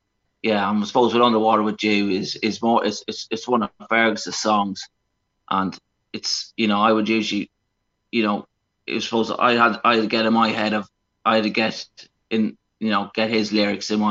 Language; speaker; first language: English; native; English